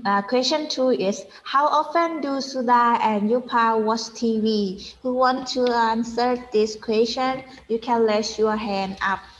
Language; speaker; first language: English; non-native, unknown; Thai